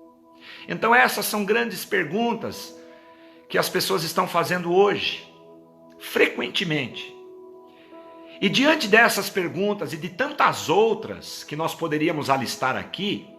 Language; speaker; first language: Portuguese; native; Portuguese